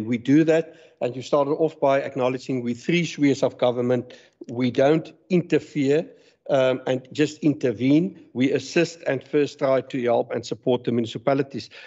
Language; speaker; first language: English; non-native, local second language; Afrikaans